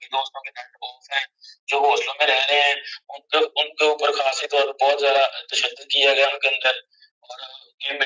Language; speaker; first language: Urdu; native; Urdu